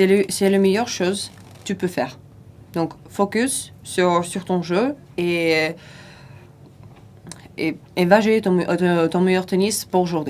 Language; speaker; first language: French; non-native, fluent; Russian